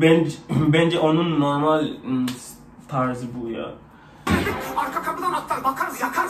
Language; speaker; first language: Turkish; non-native, learner; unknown